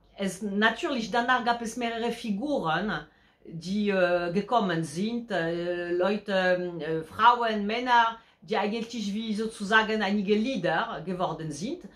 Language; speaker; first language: German; non-native, fluent; Polish